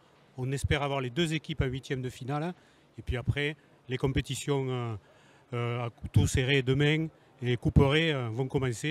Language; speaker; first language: French; native; French